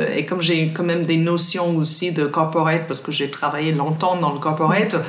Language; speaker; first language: French; non-native, fluent; English